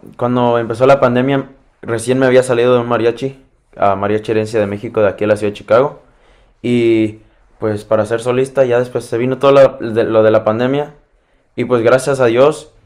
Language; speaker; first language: Spanish; early bilingual, heritage; Spanish